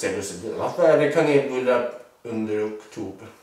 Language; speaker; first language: Swedish; native; Swedish